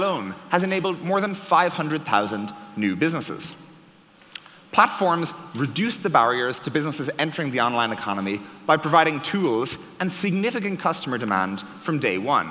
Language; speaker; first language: English; native; English